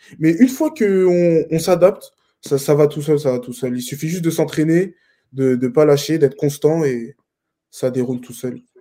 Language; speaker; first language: French; native; French